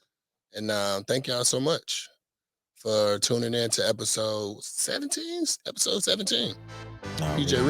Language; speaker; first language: English; native; English